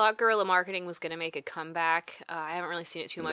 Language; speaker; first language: English; native; English